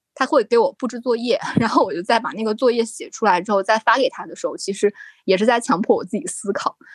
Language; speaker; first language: Chinese; native; Chinese